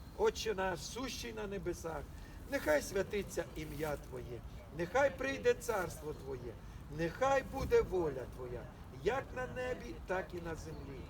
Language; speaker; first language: Ukrainian; non-native, local second language; Russian